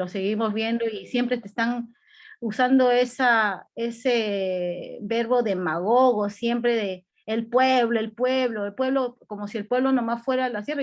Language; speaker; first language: Spanish; native; Spanish